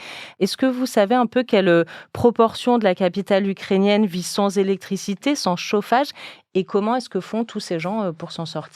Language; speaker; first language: French; native; French